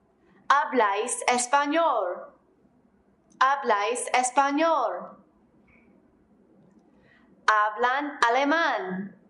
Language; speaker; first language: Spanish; non-native, fluent; English